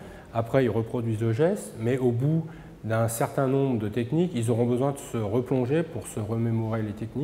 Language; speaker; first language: French; native; French